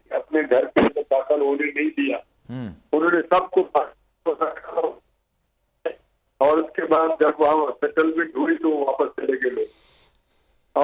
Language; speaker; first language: Urdu; non-native, local second language; Pashto